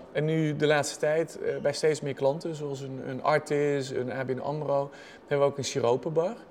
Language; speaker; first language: Dutch; native; Dutch